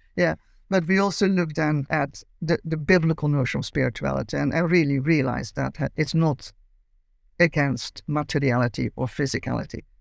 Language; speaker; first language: English; non-native, fluent; Dutch